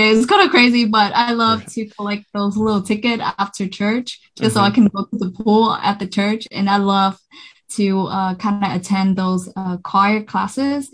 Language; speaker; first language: English; non-native, fluent; Vietnamese